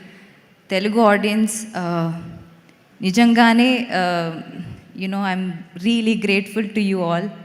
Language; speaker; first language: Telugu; non-native, local second language; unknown